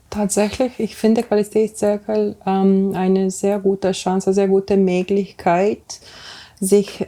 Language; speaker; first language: German; non-native, fluent; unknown